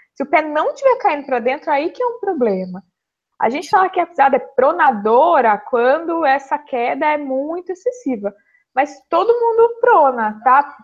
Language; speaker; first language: Portuguese; native; Portuguese